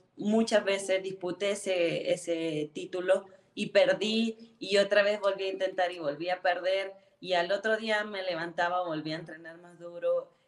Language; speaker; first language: Spanish; native; Spanish